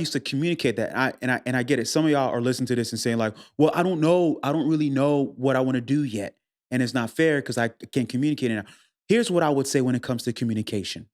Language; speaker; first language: English; native; English